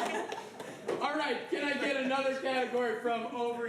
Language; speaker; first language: English; native; English